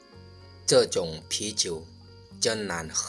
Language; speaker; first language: Chinese; non-native, fluent; Lao